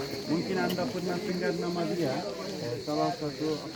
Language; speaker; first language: Indonesian; non-native, learner; Turkish